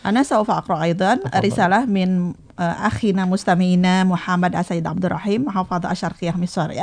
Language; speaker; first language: Arabic; non-native, fluent; Indonesian